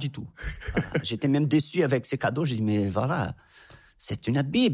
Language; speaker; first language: French; non-native, fluent; Portuguese